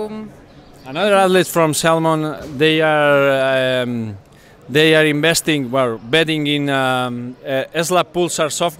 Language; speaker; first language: English; non-native, fluent; Spanish